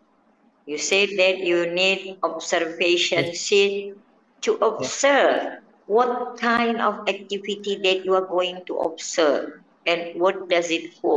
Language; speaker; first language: English; non-native, fluent; Indonesian